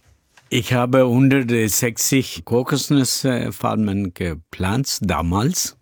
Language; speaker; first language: German; non-native, learner; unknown